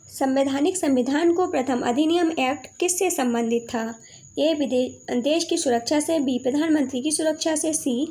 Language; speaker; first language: Hindi; native; Hindi